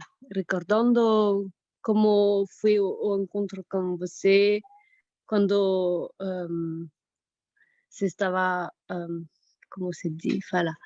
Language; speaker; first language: Portuguese; non-native, fluent; French